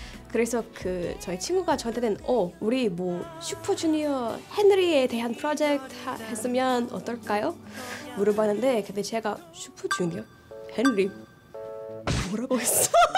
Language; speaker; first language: Korean; non-native, fluent; English